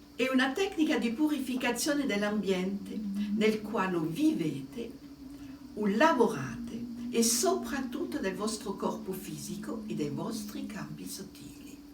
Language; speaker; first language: Italian; non-native, fluent; French